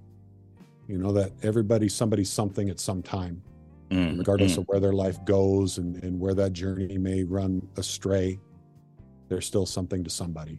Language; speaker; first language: English; native; English